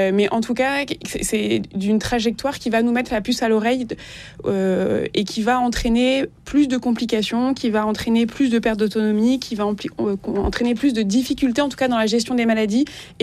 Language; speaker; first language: French; native; French